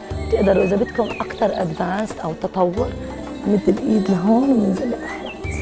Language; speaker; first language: Arabic; native; Arabic